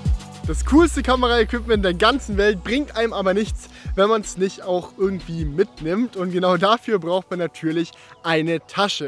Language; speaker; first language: German; native; German